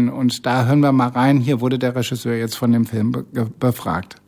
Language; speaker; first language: German; native; German